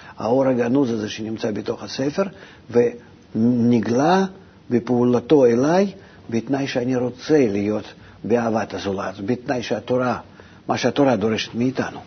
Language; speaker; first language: Hebrew; non-native, fluent; Russian